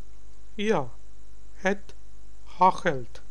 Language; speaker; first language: Dutch; non-native, learner; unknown